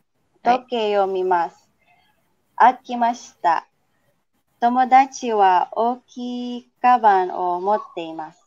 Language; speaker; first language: Japanese; non-native, learner; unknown